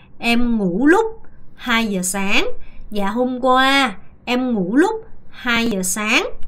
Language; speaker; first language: Vietnamese; non-native, fluent; Korean